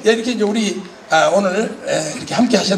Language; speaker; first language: Korean; native; Korean